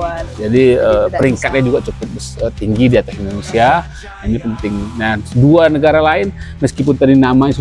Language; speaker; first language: Indonesian; native; Indonesian